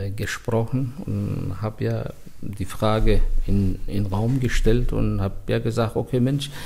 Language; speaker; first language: German; non-native, fluent; Persian